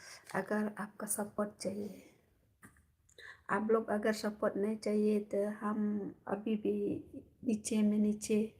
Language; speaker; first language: Hindi; non-native, local second language; Khasi